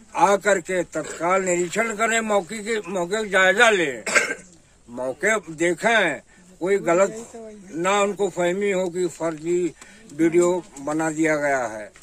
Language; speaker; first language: Hindi; native; Hindi